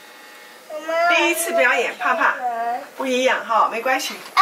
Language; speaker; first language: Chinese; native; Chinese